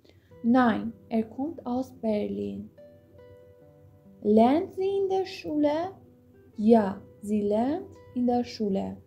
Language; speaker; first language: German; non-native, fluent; Persian